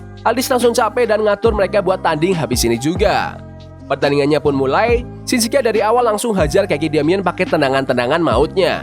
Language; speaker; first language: Indonesian; native; Indonesian